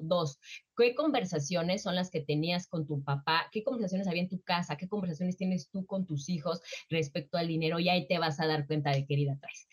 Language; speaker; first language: Spanish; native; Spanish